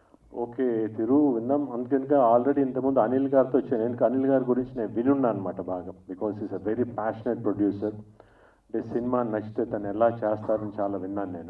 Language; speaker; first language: Telugu; native; Telugu